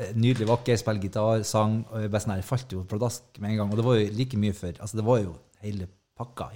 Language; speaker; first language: Norwegian; native; Norwegian